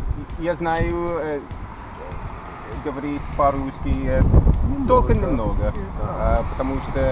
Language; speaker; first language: Russian; non-native, learner; English